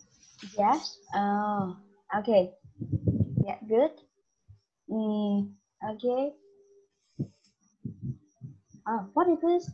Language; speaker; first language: English; non-native, learner; Vietnamese